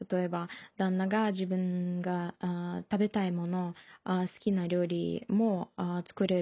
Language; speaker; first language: Japanese; non-native, learner; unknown